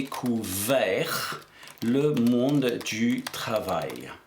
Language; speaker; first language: French; non-native, fluent; English